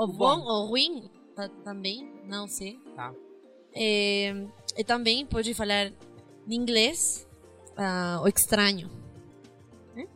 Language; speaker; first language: Portuguese; non-native, learner; Spanish